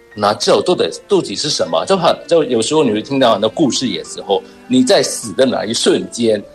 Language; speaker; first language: Chinese; non-native, local second language; Cantonese